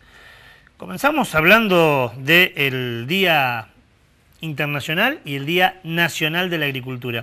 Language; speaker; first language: Spanish; native; Spanish